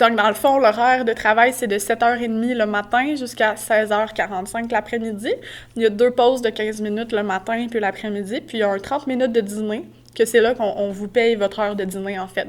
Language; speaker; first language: French; native; French